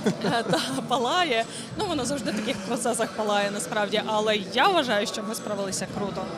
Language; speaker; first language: Ukrainian; native; Ukrainian